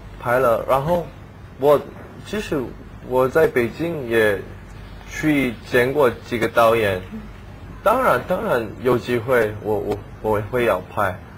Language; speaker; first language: Chinese; non-native, learner; English